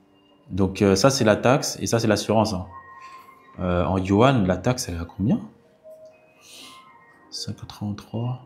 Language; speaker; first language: French; native; French